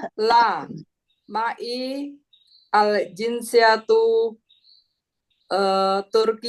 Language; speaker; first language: Arabic; non-native, learner; Indonesian